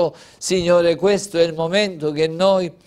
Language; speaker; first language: Italian; native; Italian